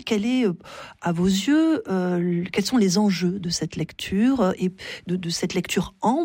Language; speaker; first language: French; native; French